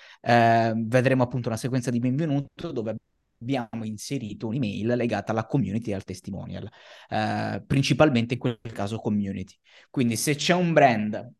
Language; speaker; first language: Italian; native; Italian